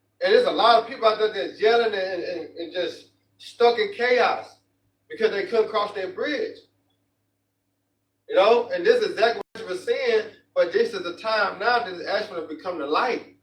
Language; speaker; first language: English; native; English